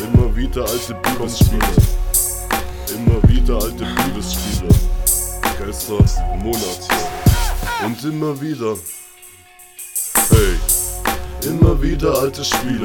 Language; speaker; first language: German; native; German